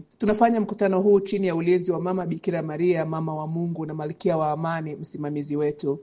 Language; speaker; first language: Swahili; native; Swahili